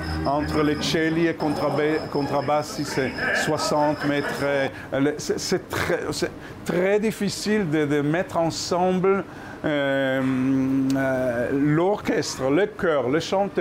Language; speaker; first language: French; non-native, fluent; Hebrew